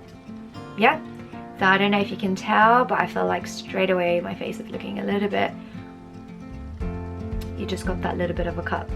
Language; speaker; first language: English; native; English